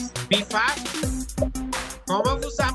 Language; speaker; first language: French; non-native, fluent; Hindi